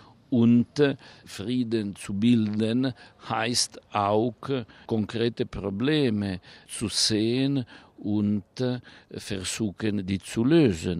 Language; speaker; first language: German; non-native, fluent; Italian